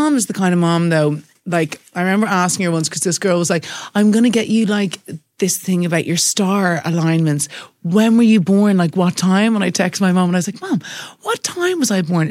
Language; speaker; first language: English; native; English